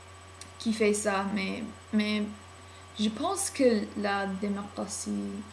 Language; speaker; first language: French; non-native, learner; English